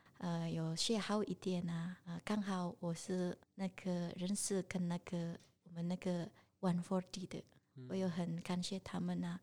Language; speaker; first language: Chinese; non-native, learner; Indonesian